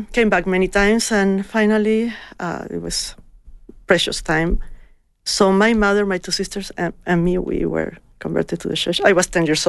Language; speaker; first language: English; non-native, fluent; Spanish